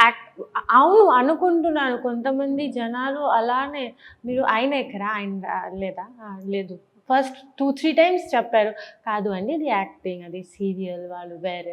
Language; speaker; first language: Telugu; non-native, learner; Bangla